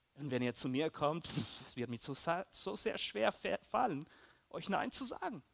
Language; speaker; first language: German; early bilingual, heritage; Spanish